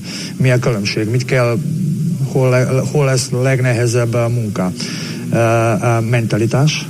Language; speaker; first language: Hungarian; non-native, learner; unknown